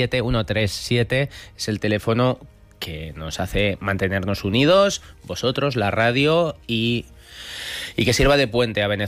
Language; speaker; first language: Spanish; native; Spanish